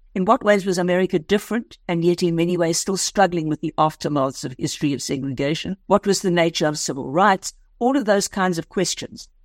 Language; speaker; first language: English; native; English